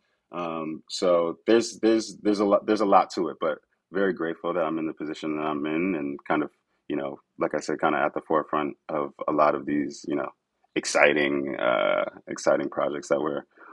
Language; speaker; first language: English; native; English